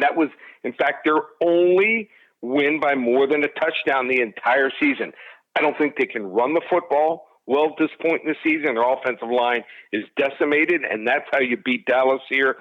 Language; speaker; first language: English; native; English